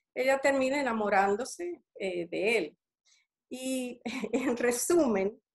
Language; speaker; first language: Spanish; early bilingual, other home language; English